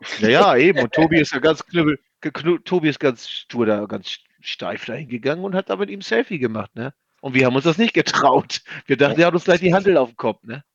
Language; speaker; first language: German; native; German